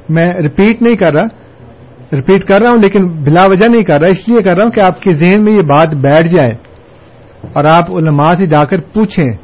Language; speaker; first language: Urdu; non-native, local second language; Punjabi